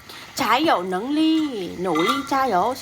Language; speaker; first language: Chinese; non-native, fluent; Vietnamese